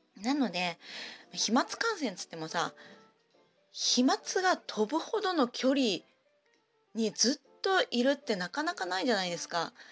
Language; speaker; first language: Japanese; native; Japanese